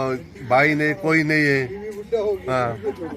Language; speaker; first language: Hindi; non-native, learner; Bangla